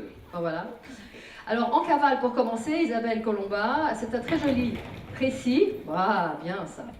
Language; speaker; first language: French; native; French